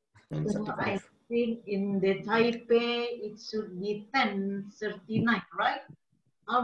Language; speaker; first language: English; non-native, learner; Indonesian